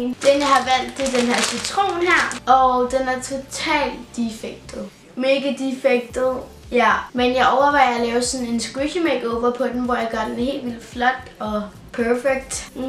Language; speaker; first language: Danish; native; Danish